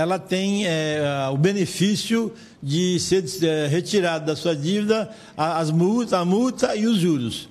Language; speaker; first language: Portuguese; native; Portuguese